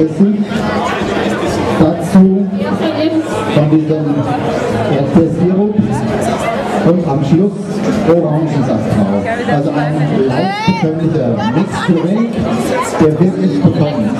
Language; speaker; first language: German; native; German